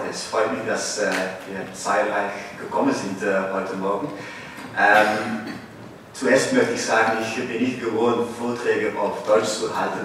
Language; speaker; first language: German; non-native, fluent; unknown